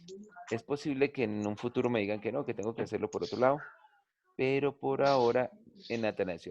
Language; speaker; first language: Spanish; native; Spanish